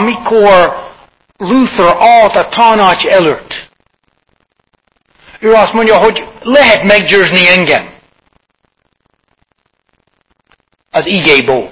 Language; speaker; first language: Hungarian; non-native, fluent; English